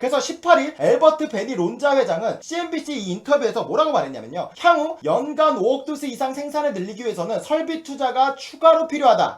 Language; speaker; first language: Korean; native; Korean